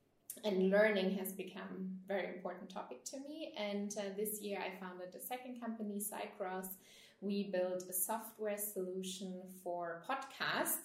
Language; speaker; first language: English; non-native, fluent; German